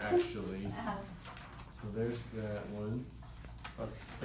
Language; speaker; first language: English; native; English